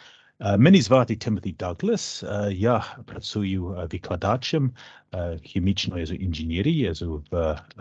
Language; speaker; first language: Ukrainian; non-native, learner; English